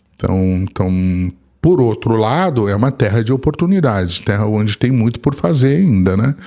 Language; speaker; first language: Portuguese; early bilingual, other home language; Arabic